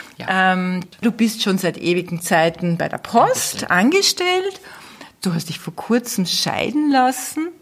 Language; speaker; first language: German; native; German